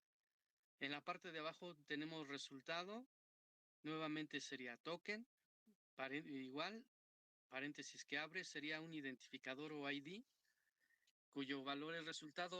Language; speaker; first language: Spanish; native; Spanish